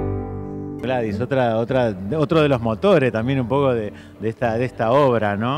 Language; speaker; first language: Spanish; native; Spanish